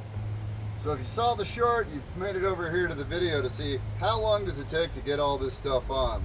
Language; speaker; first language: English; native; English